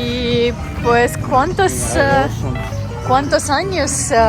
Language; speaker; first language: Spanish; non-native, learner; Russian